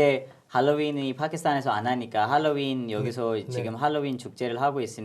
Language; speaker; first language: Korean; non-native, fluent; Urdu